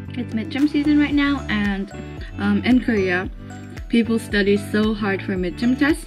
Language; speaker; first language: English; early bilingual, other home language; Japanese